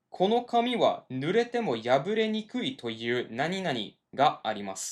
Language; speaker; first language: Japanese; non-native, fluent; English